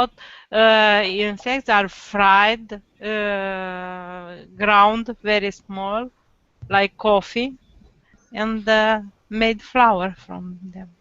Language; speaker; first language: English; non-native, learner; Romanian